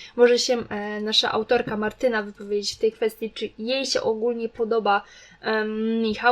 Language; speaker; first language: Polish; native; Polish